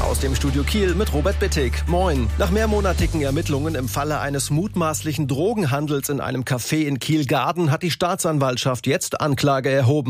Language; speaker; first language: German; native; German